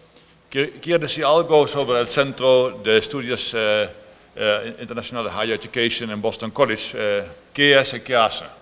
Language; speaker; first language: Spanish; non-native, fluent; Dutch